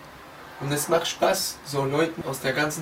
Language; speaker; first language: German; non-native, learner; Spanish